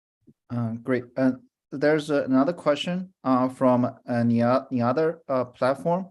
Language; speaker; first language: English; non-native, fluent; Chinese